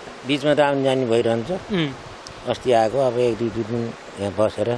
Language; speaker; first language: Nepali; native; Nepali